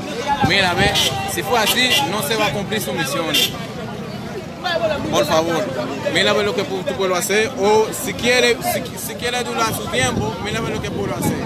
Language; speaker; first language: Spanish; non-native, learner; Haitian Creole